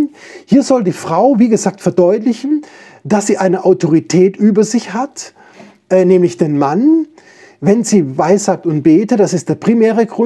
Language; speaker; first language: German; native; German